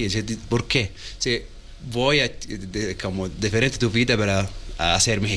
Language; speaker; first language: Spanish; non-native, learner; Arabic